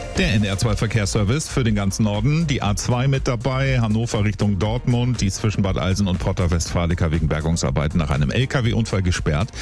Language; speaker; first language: German; native; German